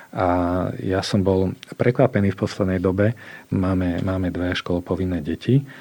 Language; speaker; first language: Slovak; native; Slovak